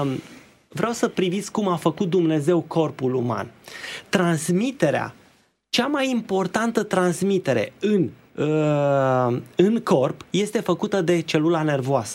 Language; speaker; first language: Romanian; native; Romanian